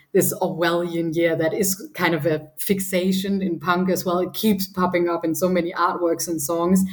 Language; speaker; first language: English; non-native, fluent; Danish